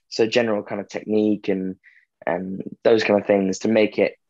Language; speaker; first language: English; native; English